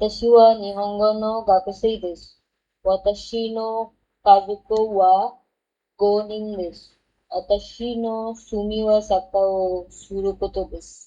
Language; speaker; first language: Japanese; non-native, learner; Bangla